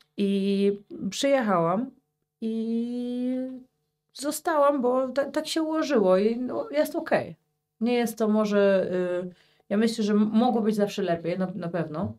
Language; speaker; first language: Polish; early bilingual, heritage; Polish